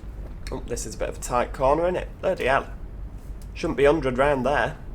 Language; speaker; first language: English; native; English